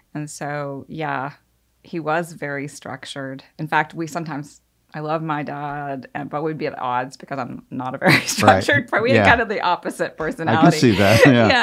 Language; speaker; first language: English; native; English